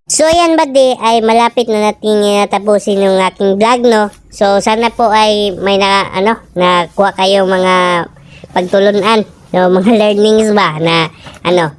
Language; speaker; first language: Filipino; non-native, local second language; Cebuano